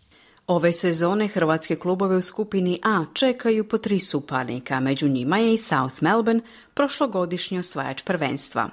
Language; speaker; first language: Croatian; native; Croatian